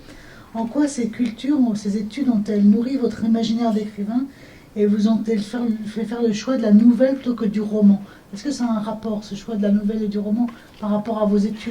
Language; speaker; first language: French; native; French